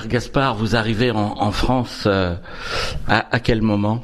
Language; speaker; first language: French; native; French